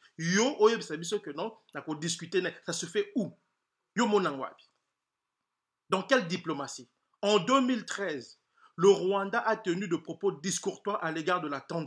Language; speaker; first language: French; non-native, local second language; Lingala